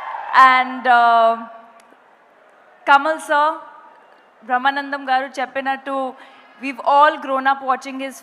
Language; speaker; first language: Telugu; non-native, fluent; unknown